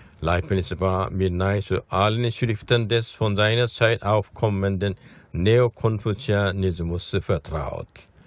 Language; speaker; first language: German; non-native, fluent; Korean